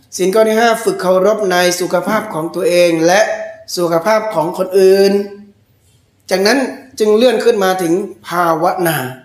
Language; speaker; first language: Thai; native; Thai